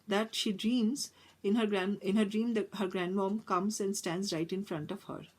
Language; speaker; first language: English; non-native, local second language; Bangla